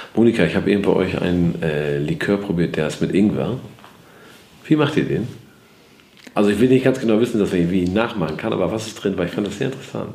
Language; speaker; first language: German; native; German